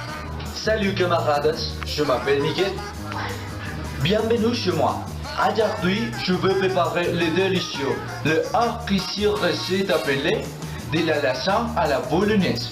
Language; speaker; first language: French; non-native, learner; Spanish